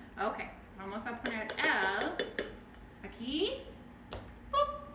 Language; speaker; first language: Spanish; non-native, learner; English